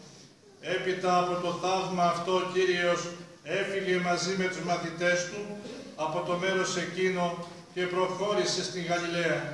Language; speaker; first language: Greek; native; Greek